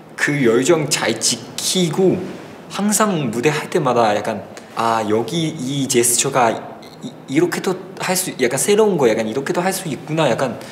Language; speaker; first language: Korean; non-native, fluent; Chinese